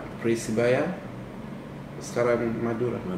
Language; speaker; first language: Indonesian; non-native, fluent; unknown